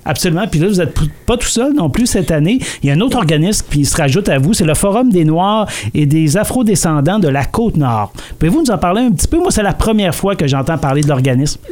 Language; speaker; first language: French; native; French